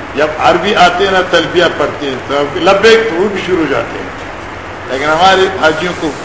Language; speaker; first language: Urdu; native; Urdu